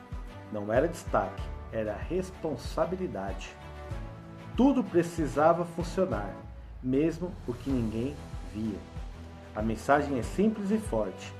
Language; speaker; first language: Portuguese; native; Portuguese